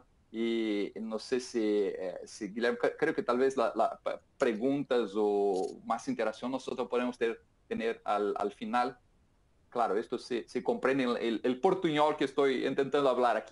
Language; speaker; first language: Spanish; non-native, fluent; Portuguese